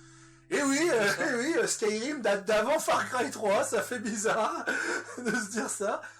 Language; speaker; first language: French; native; French